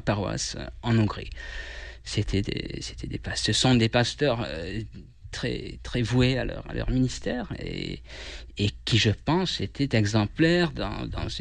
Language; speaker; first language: French; non-native, fluent; Hungarian